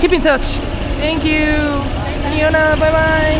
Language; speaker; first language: English; non-native, learner; Korean